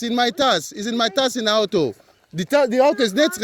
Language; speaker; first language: Dutch; non-native, learner; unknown